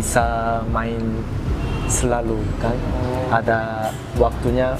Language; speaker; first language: Indonesian; non-native, fluent; Korean